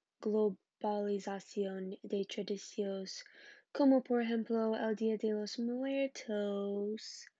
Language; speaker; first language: Spanish; non-native, learner; English